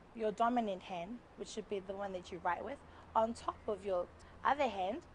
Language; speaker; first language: English; native; English